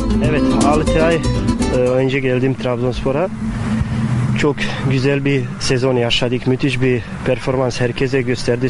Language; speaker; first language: Turkish; non-native, fluent; Bosnian